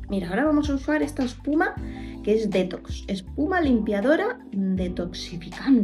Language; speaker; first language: Spanish; native; Spanish